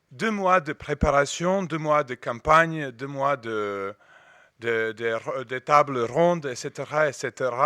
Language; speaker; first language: French; non-native, fluent; Serbian